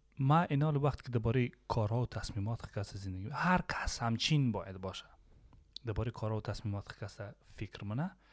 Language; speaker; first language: Persian; native; Persian